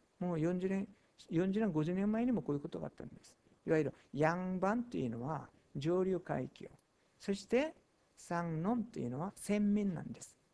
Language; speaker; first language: Japanese; non-native, fluent; Korean